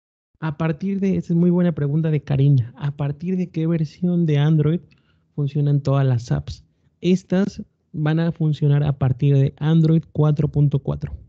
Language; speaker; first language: Spanish; native; Spanish